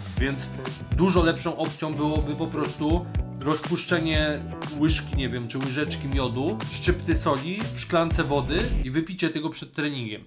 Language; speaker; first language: Polish; native; Polish